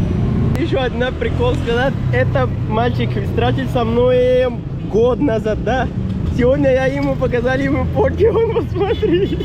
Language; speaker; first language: Russian; non-native, learner; Pashto